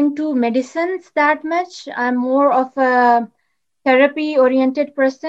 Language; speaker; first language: English; non-native, local second language; Urdu